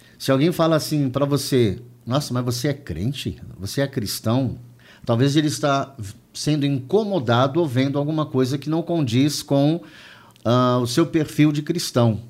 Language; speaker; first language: Portuguese; native; Portuguese